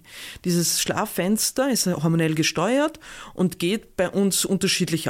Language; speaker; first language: German; native; German